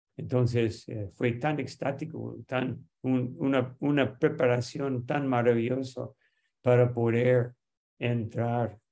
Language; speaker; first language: Spanish; non-native, fluent; English